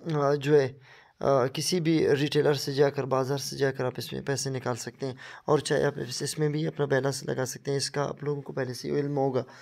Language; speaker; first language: Urdu; non-native, local second language; Baluchi